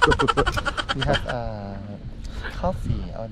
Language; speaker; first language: English; non-native, learner; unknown